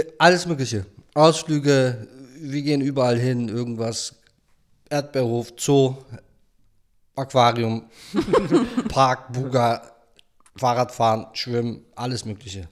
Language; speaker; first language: German; early bilingual, other home language; Polish